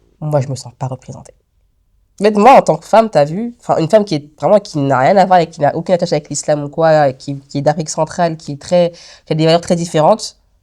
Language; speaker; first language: French; early bilingual, other home language; Lingala